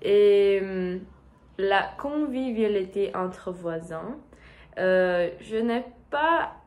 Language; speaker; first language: French; non-native, learner; Portuguese